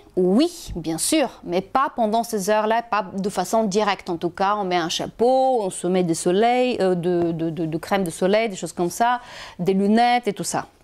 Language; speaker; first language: French; non-native, fluent; Bulgarian